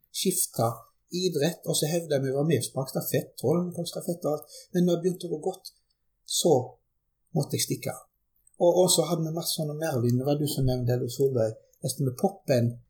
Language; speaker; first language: Norwegian; early bilingual, other home language; German